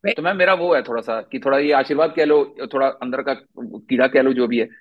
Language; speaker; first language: Hindi; native; Hindi